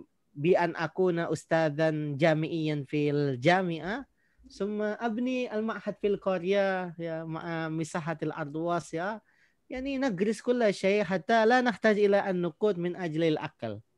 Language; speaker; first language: Arabic; non-native, fluent; Indonesian